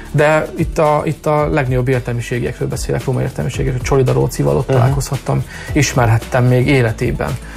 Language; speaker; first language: Hungarian; native; Hungarian